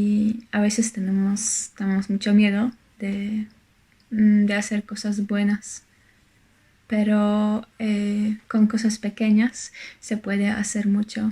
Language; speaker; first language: Spanish; non-native, fluent; Polish